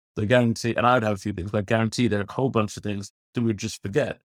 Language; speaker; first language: English; native; English